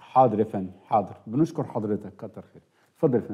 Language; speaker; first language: Arabic; native; Arabic